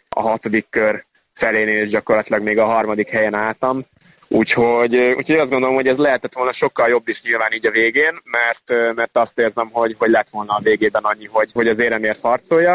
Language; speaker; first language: Hungarian; native; Hungarian